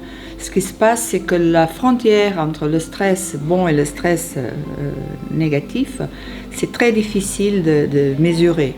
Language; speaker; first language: French; non-native, fluent; Portuguese